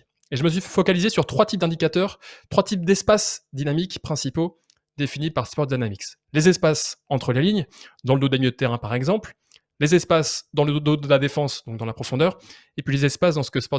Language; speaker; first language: French; native; French